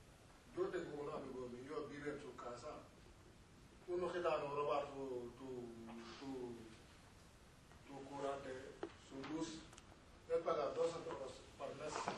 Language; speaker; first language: Spanish; non-native, learner; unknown